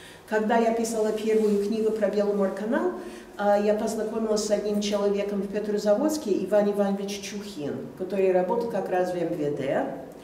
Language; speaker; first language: Russian; non-native, fluent; English